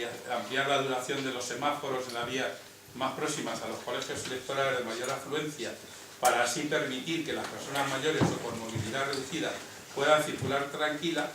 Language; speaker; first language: Spanish; native; Spanish